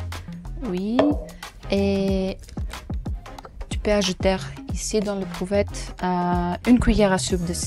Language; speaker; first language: French; non-native, local second language; Dutch